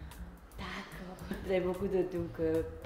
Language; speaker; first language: French; non-native, fluent; Japanese